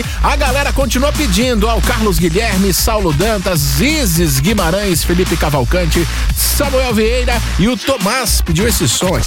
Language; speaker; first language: Portuguese; native; Portuguese